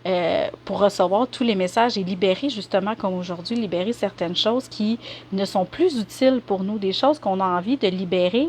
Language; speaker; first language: French; native; French